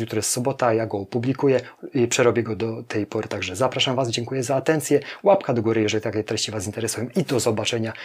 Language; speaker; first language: Polish; native; Polish